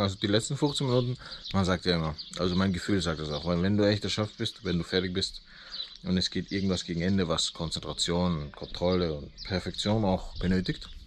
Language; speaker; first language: German; native; German